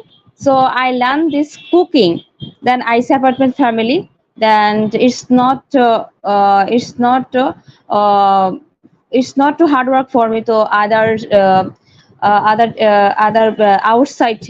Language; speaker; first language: English; non-native, learner; Bangla